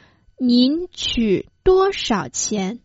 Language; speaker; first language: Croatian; non-native, fluent; Chinese